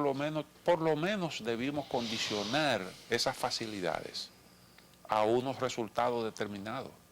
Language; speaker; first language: Spanish; native; Spanish